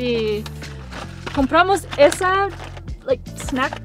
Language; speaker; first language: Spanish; non-native, fluent; English